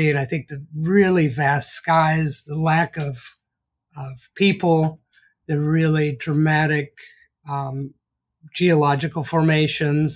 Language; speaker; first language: English; native; English